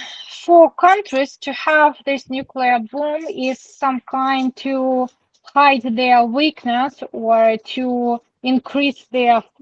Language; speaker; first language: English; non-native, learner; Ukrainian